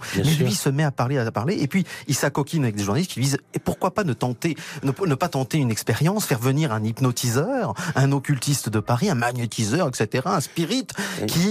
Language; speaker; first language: French; native; French